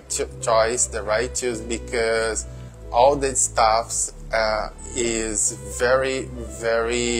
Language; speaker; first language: English; non-native, learner; Portuguese